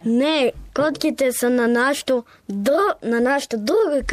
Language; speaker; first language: Bulgarian; early bilingual, heritage; Bulgarian